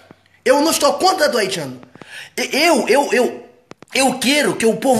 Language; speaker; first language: Portuguese; non-native, fluent; Haitian Creole